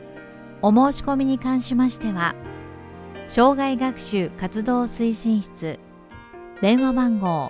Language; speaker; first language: Japanese; native; Japanese